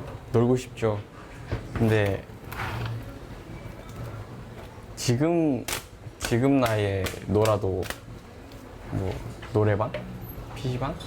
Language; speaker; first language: Korean; early bilingual, other home language; English